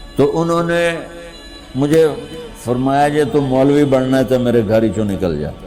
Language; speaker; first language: Urdu; non-native, local second language; Punjabi